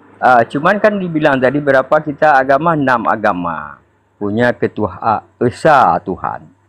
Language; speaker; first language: Indonesian; non-native, local second language; Achinese